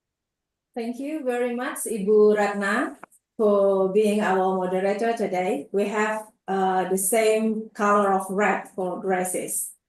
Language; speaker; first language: English; non-native, local second language; Indonesian